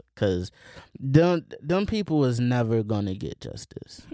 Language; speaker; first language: English; native; English